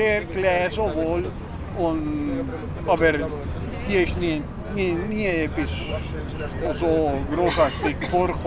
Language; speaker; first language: German; early bilingual, heritage; German